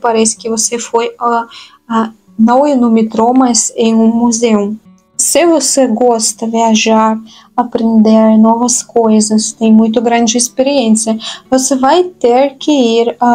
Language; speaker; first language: Portuguese; non-native, fluent; Russian